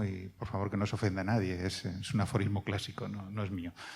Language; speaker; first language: Spanish; native; Spanish